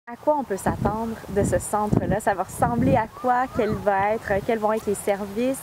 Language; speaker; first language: French; native; French